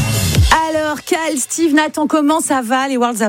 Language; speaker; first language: French; native; French